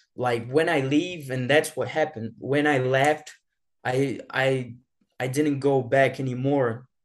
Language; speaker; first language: English; non-native, fluent; Portuguese